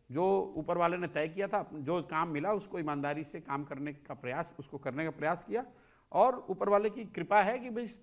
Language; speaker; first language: Hindi; native; Hindi